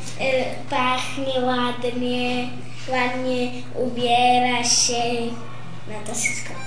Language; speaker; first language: Polish; non-native, local second language; Romany